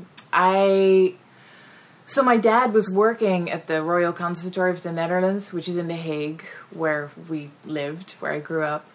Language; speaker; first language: English; non-native, fluent; Dutch